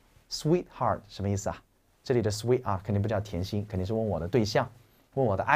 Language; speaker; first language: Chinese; native; Chinese